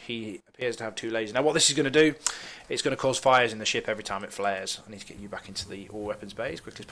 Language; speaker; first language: English; native; English